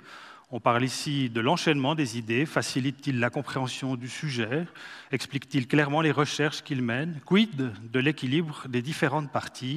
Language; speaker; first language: French; native; French